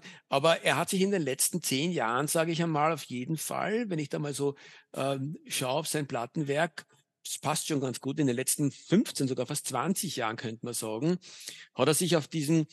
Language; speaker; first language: German; native; German